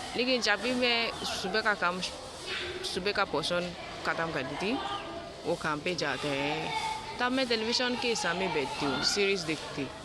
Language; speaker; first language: Hindi; non-native, fluent; Yoruba